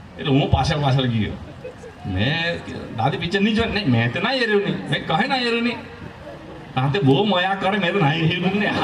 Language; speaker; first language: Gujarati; non-native, local second language; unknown